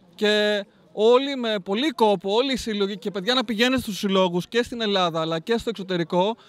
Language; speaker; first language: Greek; early bilingual, heritage; Greek